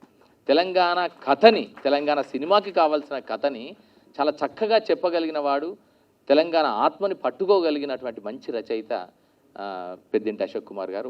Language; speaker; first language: Telugu; native; Telugu